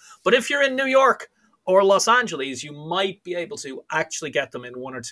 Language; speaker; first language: English; native; English